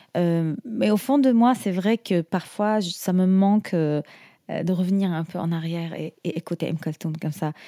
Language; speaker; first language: French; non-native, fluent; Arabic